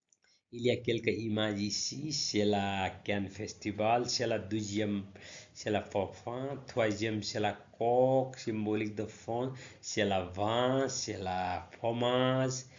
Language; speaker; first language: French; non-native, learner; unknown